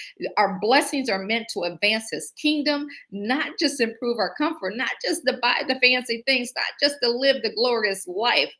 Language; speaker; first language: English; native; English